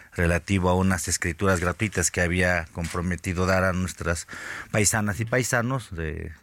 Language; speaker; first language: Spanish; native; Spanish